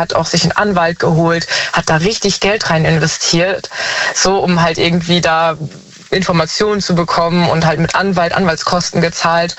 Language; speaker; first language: German; native; German